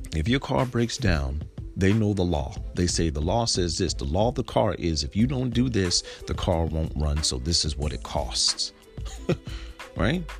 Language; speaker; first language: English; native; English